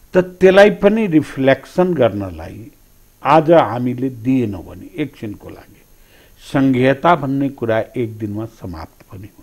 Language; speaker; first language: Nepali; non-native, local second language; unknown